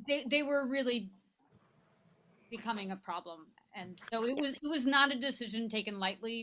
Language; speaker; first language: English; native; English